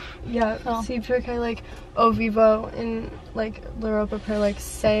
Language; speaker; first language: Italian; non-native, learner; English